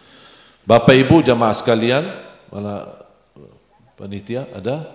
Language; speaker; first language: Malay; non-native, fluent; Arabic